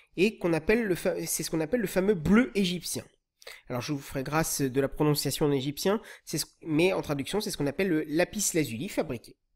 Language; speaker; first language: French; native; French